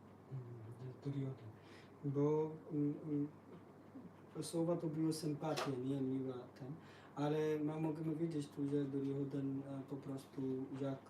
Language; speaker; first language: Polish; non-native, learner; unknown